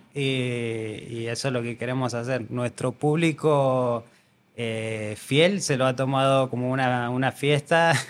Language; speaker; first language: Spanish; native; Spanish